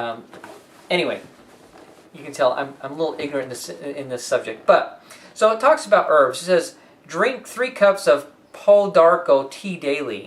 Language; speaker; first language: English; native; English